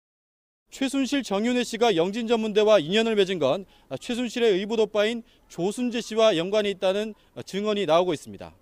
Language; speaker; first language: Korean; native; Korean